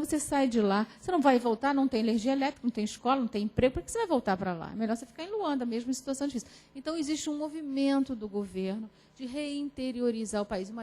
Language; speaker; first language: Portuguese; native; Portuguese